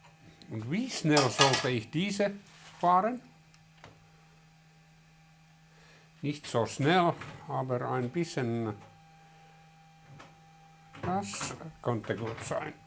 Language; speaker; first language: German; non-native, learner; Finnish